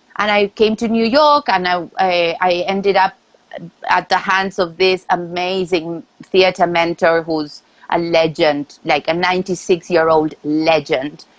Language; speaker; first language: English; non-native, fluent; Spanish